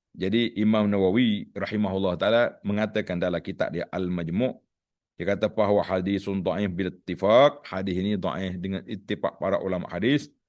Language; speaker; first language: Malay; native; Malay